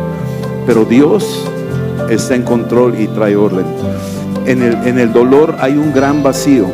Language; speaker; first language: Spanish; native; Spanish